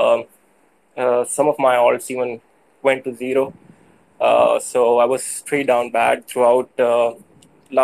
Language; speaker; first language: English; non-native, local second language; Urdu